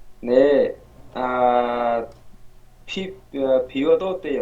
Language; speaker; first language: Korean; non-native, learner; Vietnamese